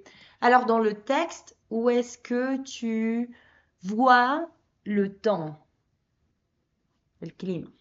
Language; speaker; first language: French; non-native, fluent; Spanish